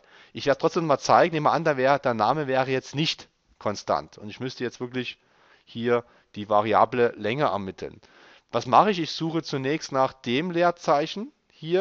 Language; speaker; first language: German; native; German